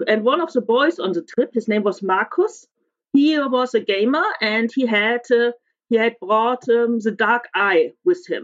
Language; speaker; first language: English; non-native, fluent; German